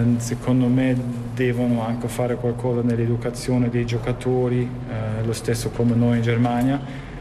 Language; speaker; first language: Italian; non-native, fluent; German